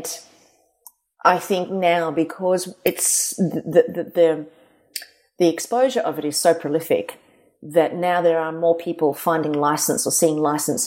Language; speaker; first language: English; native; English